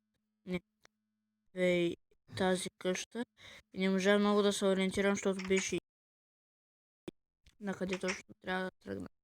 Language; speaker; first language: Bulgarian; native; Bulgarian